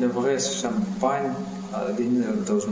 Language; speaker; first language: French; non-native, learner; Russian